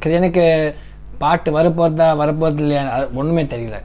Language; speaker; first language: Tamil; early bilingual, heritage; Tamil